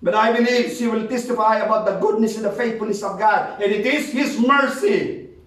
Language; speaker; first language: English; non-native, local second language; Filipino